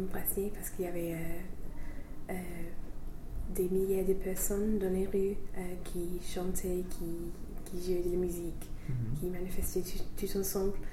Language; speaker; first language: French; non-native, fluent; English